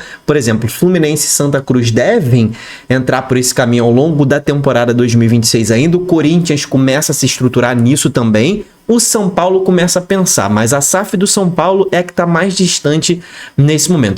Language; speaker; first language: Portuguese; native; Portuguese